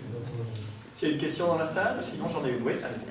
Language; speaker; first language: French; native; French